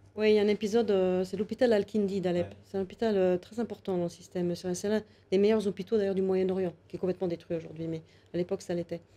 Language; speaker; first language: French; native; French